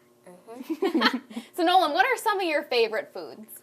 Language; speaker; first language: English; native; English